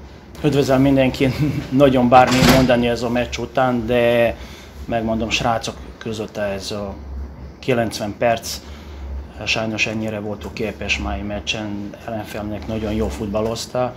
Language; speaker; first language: Hungarian; non-native, learner; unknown